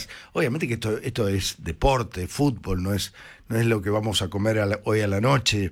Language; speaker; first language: Spanish; native; Spanish